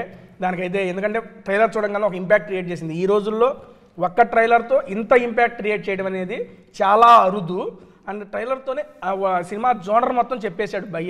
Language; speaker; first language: Telugu; native; Telugu